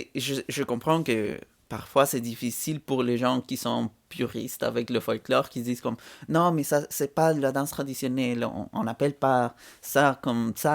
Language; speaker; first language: French; non-native, fluent; Spanish